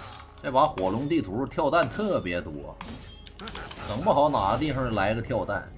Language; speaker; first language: Chinese; native; Chinese